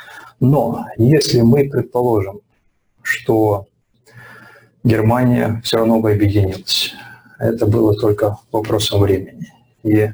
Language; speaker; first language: Russian; native; Russian